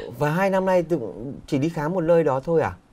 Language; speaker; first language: Vietnamese; native; Vietnamese